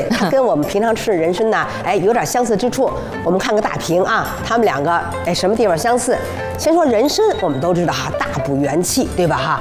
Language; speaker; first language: Chinese; native; Chinese